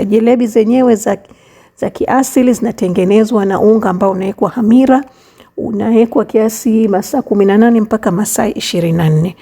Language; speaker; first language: Swahili; native; Swahili